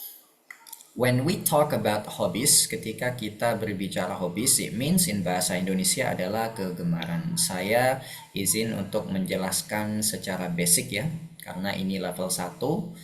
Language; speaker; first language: Indonesian; native; Indonesian